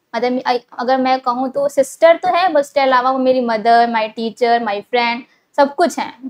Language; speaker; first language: Hindi; native; Hindi